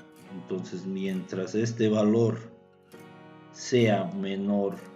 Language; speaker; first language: Spanish; native; Spanish